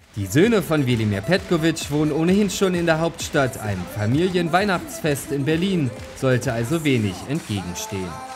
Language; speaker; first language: German; native; German